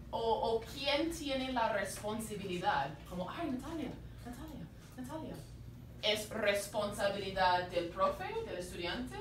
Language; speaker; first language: Spanish; non-native, fluent; English